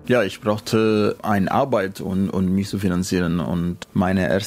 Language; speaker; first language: German; non-native, fluent; Spanish